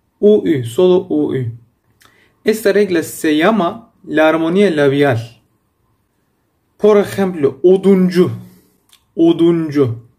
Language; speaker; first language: Spanish; non-native, fluent; Turkish